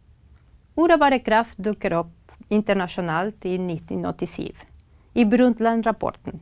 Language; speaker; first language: Norwegian; non-native, fluent; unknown